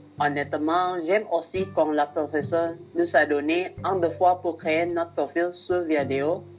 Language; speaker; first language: French; non-native, learner; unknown